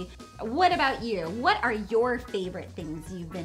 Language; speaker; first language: English; native; English